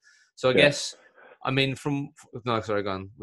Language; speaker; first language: English; native; English